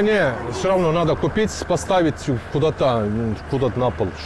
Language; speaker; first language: Russian; non-native, learner; Turkish